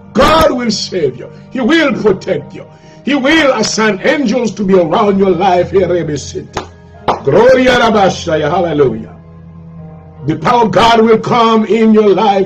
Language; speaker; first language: English; non-native, fluent; Haitian Creole